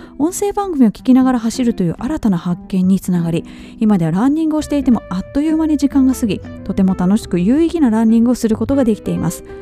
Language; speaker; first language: Japanese; native; Japanese